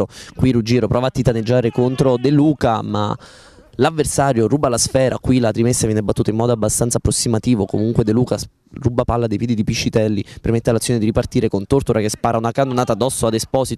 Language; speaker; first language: Italian; native; Italian